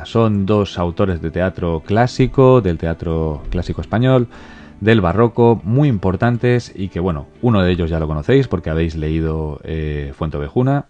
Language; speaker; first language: Spanish; native; Spanish